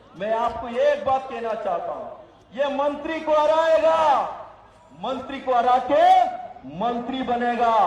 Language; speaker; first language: Hindi; non-native, local second language; Kannada